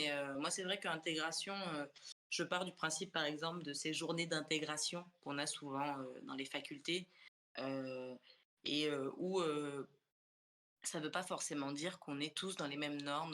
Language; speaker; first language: French; non-native, local second language; Comorian